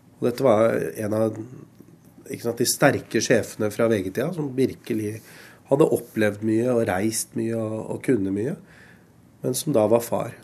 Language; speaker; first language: Norwegian; early bilingual, other home language; Urdu